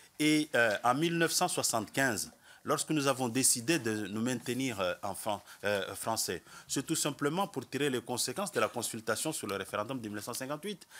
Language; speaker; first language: French; non-native, local second language; Comorian